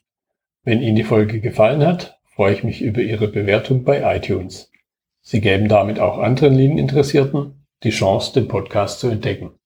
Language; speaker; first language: German; native; German